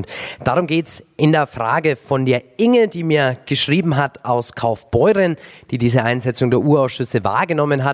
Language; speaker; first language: German; native; German